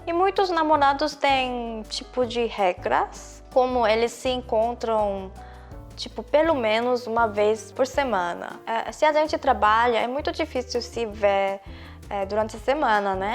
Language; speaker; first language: Portuguese; non-native, fluent; Korean